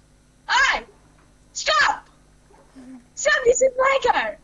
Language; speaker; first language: English; non-native, learner; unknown